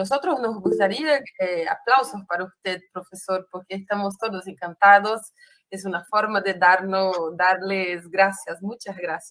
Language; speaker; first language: Spanish; non-native, fluent; Portuguese